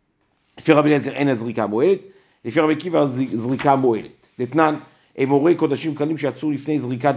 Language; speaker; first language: Hebrew; native; Hebrew